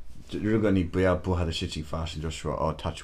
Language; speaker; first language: Chinese; non-native, learner; English